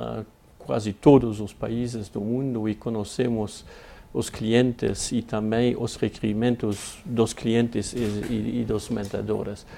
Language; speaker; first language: Portuguese; non-native, fluent; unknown